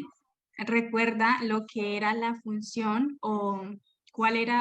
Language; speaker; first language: Spanish; native; Spanish